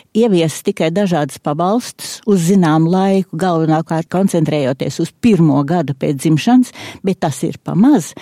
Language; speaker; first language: Latvian; native; Latvian